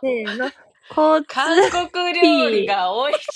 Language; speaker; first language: Japanese; native; Japanese